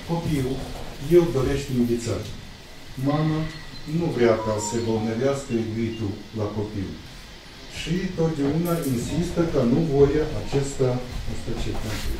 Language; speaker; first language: Romanian; non-native, local second language; Russian